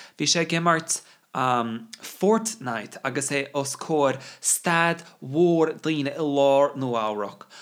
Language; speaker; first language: Irish; non-native, local second language; English